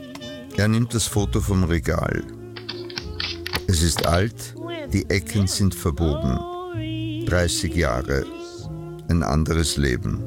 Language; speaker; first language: German; native; German